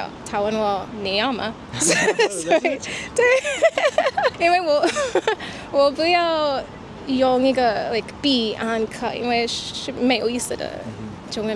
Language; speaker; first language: Chinese; non-native, learner; English